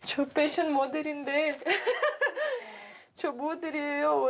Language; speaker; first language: Korean; non-native, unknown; Russian